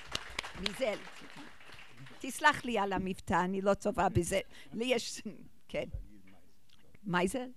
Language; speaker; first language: Hebrew; non-native, fluent; English